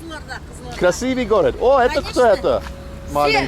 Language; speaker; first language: Russian; non-native, learner; English